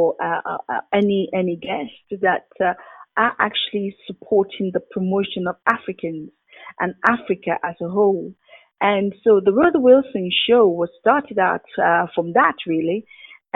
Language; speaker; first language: English; non-native, local second language; Yoruba